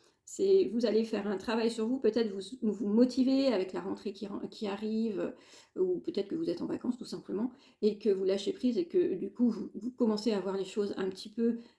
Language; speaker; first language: French; native; French